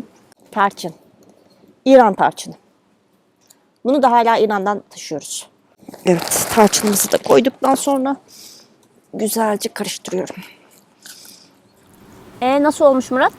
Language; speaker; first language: Turkish; native; Turkish